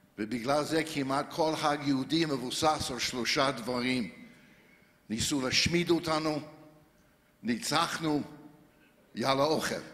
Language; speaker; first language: Hebrew; non-native, fluent; English